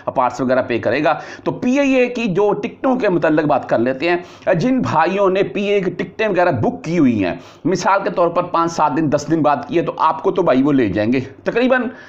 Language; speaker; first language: Urdu; non-native, local second language; Punjabi